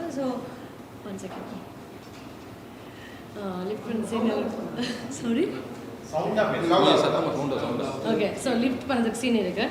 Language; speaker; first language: Tamil; non-native, learner; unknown